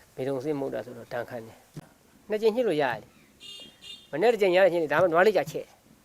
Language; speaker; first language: Burmese; native; Burmese